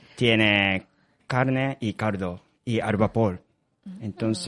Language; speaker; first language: Spanish; non-native, learner; Japanese